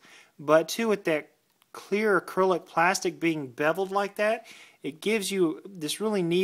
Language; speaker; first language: English; native; English